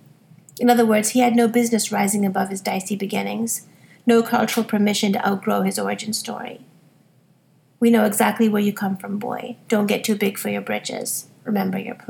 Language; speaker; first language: English; native; English